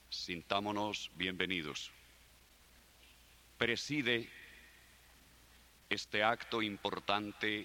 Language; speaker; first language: Spanish; native; Spanish